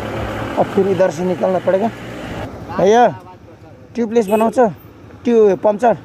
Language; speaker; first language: Hindi; non-native, learner; Nepali